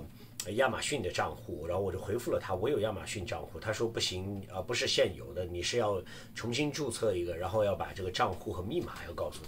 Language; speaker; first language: Chinese; native; Chinese